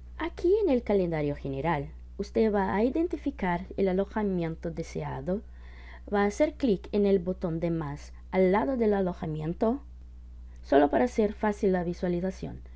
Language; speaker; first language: Spanish; non-native, fluent; Portuguese